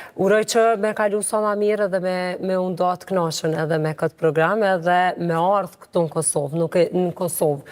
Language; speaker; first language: Albanian; native; Albanian